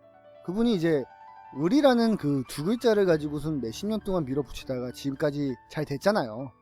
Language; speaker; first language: Korean; native; Korean